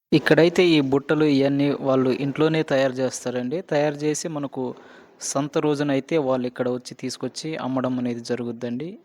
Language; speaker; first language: Telugu; non-native, local second language; Koya